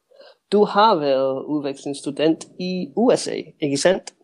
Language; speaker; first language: Danish; early bilingual, heritage; Danish